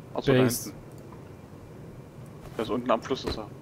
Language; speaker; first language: German; native; German